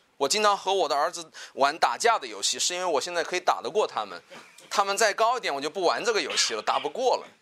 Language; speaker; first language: Chinese; native; Chinese